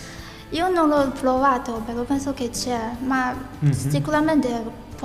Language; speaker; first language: Italian; non-native, learner; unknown